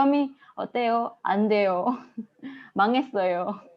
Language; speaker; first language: Korean; non-native, fluent; Indonesian